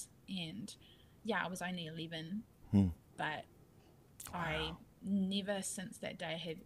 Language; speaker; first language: English; native; English